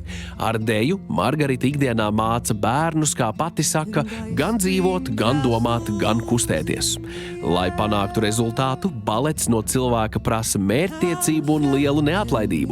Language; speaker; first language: Latvian; native; Latvian